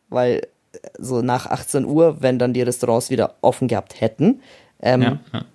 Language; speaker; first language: German; early bilingual, other home language; Russian